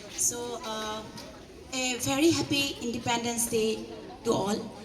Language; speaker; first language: English; non-native, local second language; Assamese